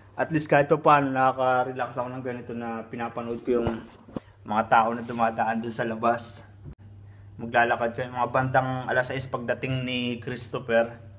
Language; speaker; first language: Filipino; native; Filipino